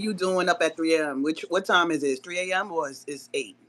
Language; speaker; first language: English; native; English